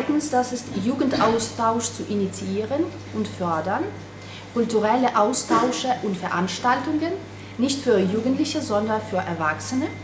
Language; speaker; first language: German; non-native, fluent; Ukrainian